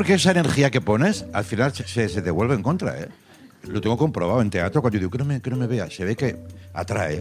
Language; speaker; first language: Spanish; native; Spanish